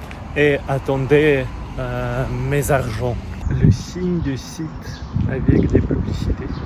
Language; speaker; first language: French; non-native, fluent; Russian